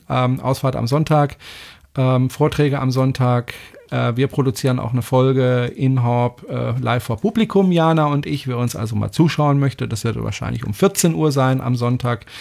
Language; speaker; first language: German; non-native, fluent; French